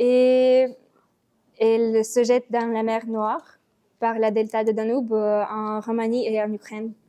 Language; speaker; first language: French; non-native, learner; Ukrainian